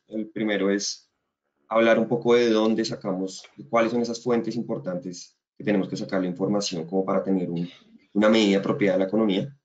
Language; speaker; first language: Spanish; native; Spanish